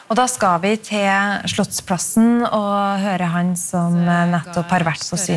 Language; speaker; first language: Norwegian; native; Norwegian